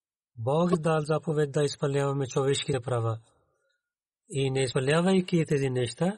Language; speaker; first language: Bulgarian; non-native, learner; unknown